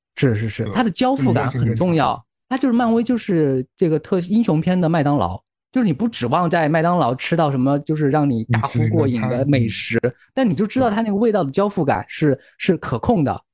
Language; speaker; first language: Chinese; native; Chinese